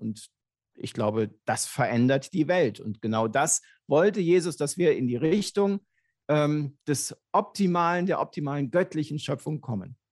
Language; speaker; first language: German; native; German